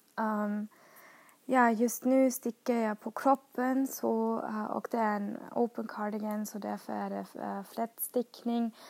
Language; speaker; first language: Swedish; non-native, fluent; German